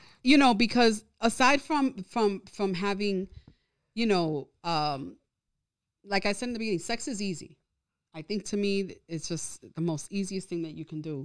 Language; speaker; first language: English; early bilingual, other home language; Spanish